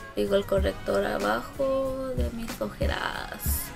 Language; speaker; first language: Spanish; early bilingual, other home language; English